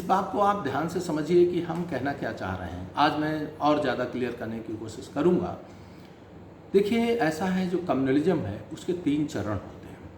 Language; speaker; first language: Hindi; native; Hindi